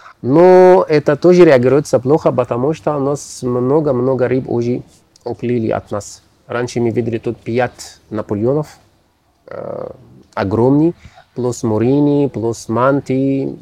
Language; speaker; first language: Russian; non-native, learner; Arabic